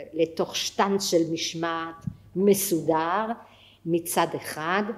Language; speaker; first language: Hebrew; non-native, fluent; French